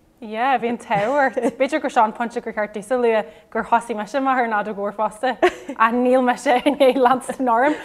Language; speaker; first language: Irish; non-native, local second language; English